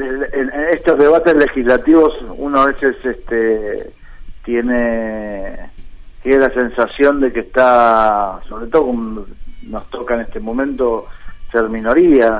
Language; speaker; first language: Spanish; native; Spanish